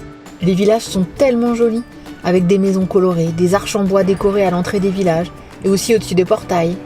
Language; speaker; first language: French; native; French